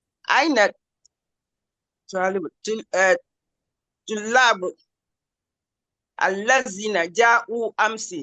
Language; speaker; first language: Arabic; non-native, learner; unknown